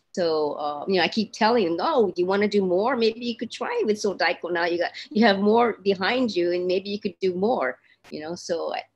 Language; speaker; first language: English; native; English